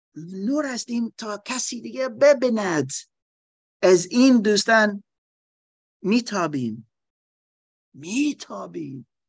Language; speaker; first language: Persian; non-native, learner; German